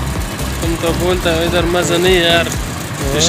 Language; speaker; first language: Hindi; non-native, local second language; Pashto